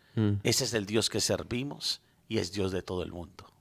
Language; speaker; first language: Spanish; early bilingual, heritage; Spanish